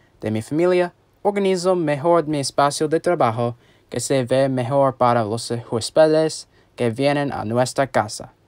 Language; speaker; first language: Spanish; non-native, learner; English